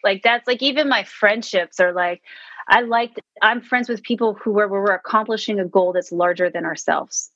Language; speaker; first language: English; native; English